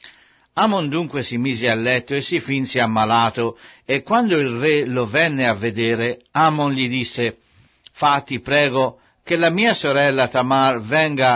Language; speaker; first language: Italian; native; Italian